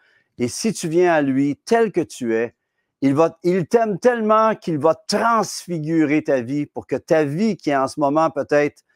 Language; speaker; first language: French; native; French